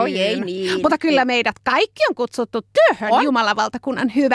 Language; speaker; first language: Finnish; native; Finnish